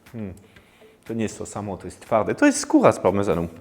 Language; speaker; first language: Polish; non-native, fluent; French